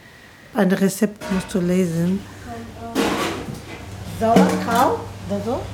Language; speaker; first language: German; non-native, learner; Arabic